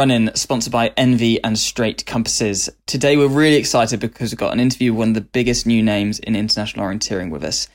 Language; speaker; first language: English; native; English